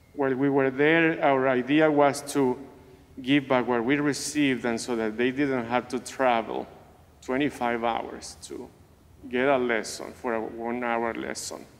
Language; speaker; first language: English; non-native, fluent; Spanish